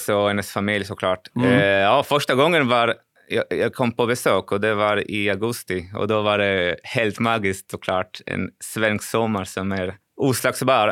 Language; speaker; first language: Swedish; non-native, fluent; Spanish